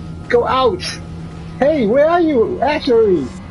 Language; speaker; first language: English; non-native, learner; Chinese